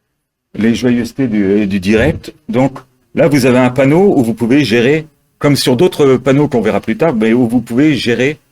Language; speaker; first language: French; native; French